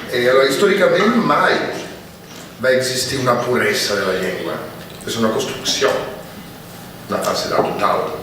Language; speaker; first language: Catalan; non-native, fluent; Italian